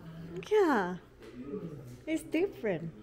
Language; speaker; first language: English; non-native, learner; Vietnamese